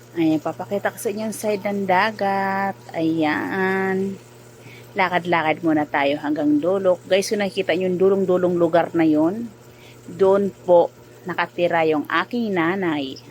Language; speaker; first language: Filipino; non-native, local second language; Masbatenyo